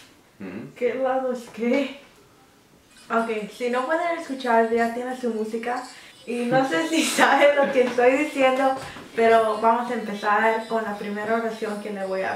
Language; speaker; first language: Spanish; early bilingual, heritage; Spanish